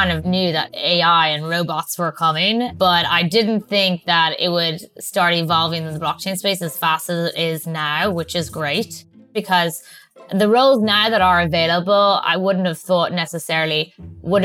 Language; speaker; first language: English; native; English